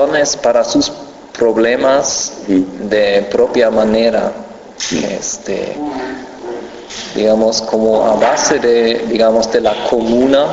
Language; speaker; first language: Spanish; non-native, fluent; German